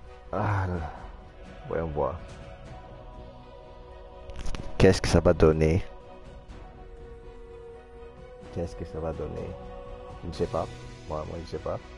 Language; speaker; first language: French; non-native, fluent; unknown